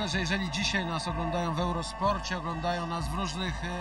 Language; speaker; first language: Polish; native; Polish